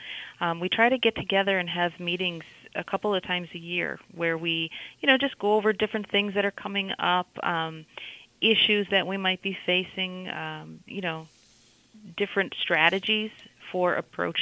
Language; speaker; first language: English; native; English